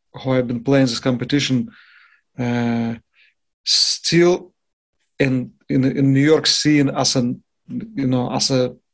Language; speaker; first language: English; non-native, fluent; Russian